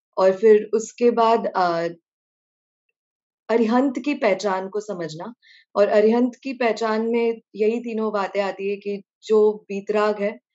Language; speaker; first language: Hindi; native; Hindi